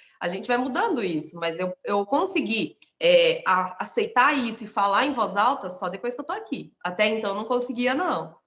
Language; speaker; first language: Portuguese; native; Portuguese